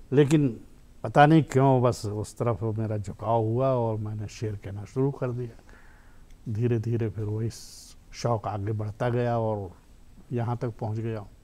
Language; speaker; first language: Hindi; native; Hindi